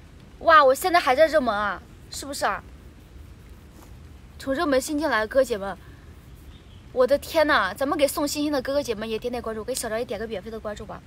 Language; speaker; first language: Chinese; native; Chinese